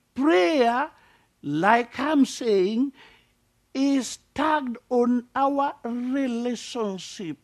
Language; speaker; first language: English; non-native, local second language; Luo (Kenya and Tanzania)